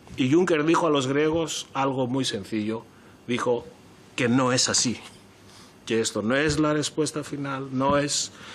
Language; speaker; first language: Spanish; non-native, fluent; Greek